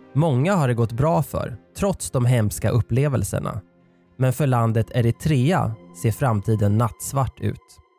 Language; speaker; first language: Swedish; native; Swedish